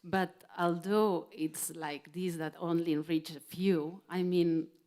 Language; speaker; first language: English; non-native, fluent; Catalan